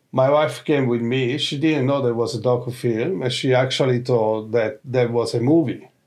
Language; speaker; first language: English; non-native, fluent; Italian